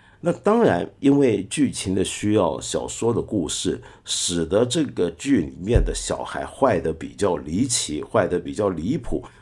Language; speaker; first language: Chinese; non-native, local second language; Cantonese